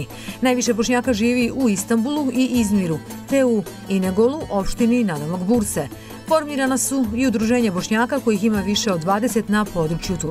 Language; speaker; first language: Serbian; native; Serbian